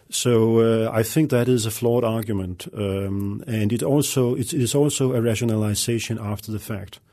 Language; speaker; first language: English; non-native, fluent; Danish